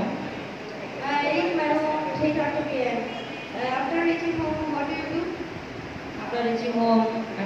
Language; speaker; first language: English; non-native, learner; Bangla